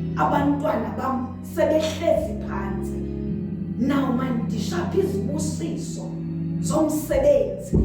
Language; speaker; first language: Zulu; non-native, local second language; Xhosa